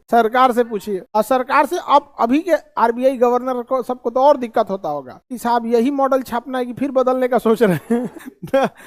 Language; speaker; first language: Hindi; native; Hindi